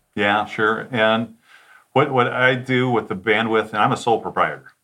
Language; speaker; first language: English; native; English